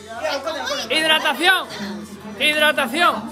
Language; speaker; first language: Spanish; native; Spanish